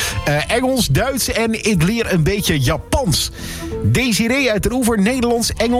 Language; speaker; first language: Dutch; native; Dutch